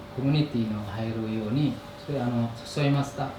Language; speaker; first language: Japanese; non-native, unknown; Indonesian